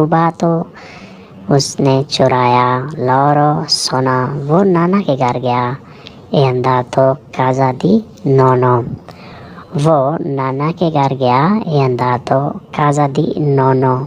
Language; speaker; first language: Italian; non-native, learner; Urdu